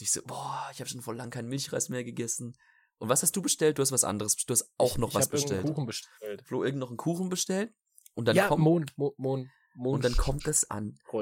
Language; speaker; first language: German; native; German